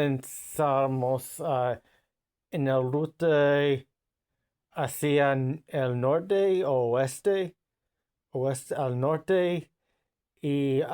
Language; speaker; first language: Spanish; non-native, learner; English